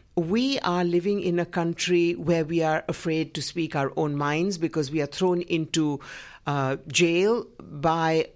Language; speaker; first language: English; non-native, local second language; Gujarati